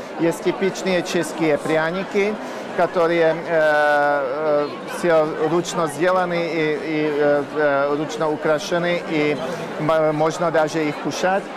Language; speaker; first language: Russian; non-native, fluent; Czech